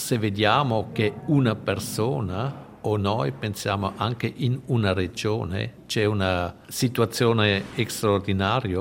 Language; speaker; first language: Italian; non-native, local second language; German